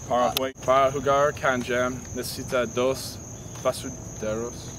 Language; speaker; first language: Spanish; non-native, learner; English